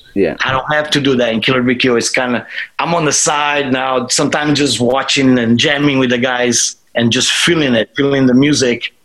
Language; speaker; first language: English; non-native, fluent; Portuguese